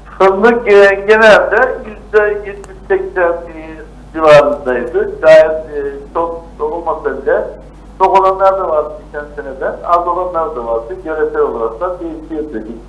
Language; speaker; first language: Turkish; native; Turkish